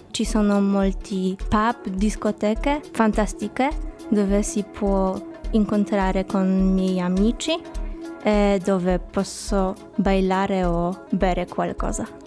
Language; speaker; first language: Italian; non-native, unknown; Polish